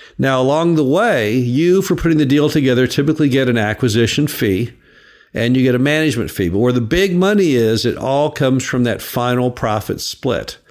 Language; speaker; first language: English; native; English